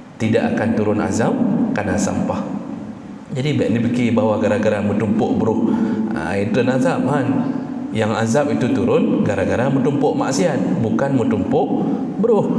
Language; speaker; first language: Malay; non-native, local second language; Achinese